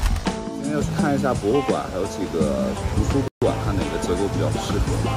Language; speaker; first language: Chinese; native; Chinese